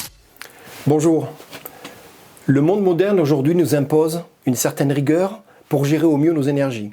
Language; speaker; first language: French; native; French